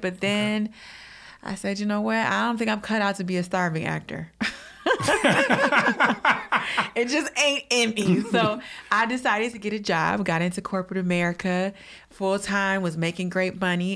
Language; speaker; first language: English; native; English